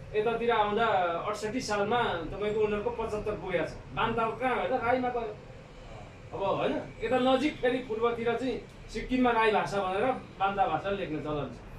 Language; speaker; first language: Nepali; non-native, local second language; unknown